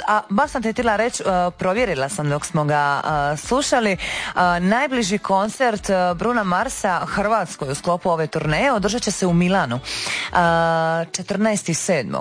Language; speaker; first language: Serbian; native; Serbian